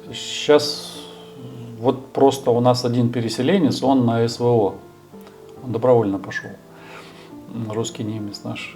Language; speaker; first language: Russian; native; Russian